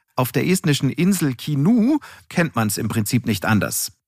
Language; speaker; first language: German; native; German